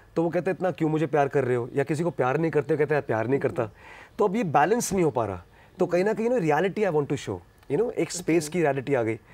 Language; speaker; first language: Hindi; non-native, local second language; Punjabi